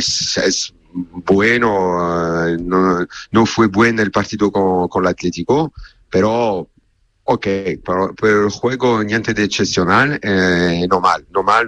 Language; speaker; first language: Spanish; non-native, learner; French